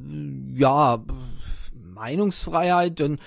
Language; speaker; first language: German; native; German